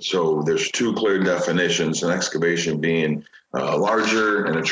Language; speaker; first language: English; native; English